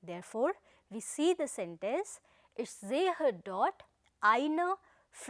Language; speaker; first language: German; non-native, fluent; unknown